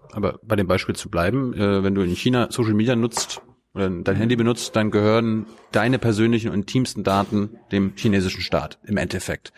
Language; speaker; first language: German; native; German